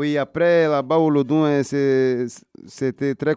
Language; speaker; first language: French; non-native, learner; Portuguese